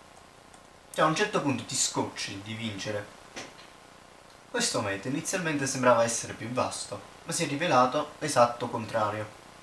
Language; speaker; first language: Italian; native; Italian